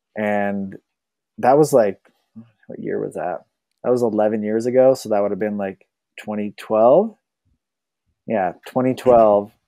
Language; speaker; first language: English; native; English